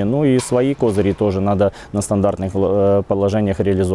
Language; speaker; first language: Russian; native; Russian